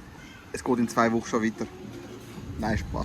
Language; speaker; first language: German; early bilingual, other home language; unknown